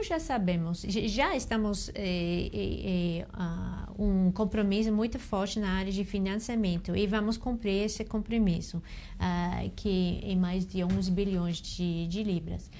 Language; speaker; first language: Portuguese; non-native, fluent; English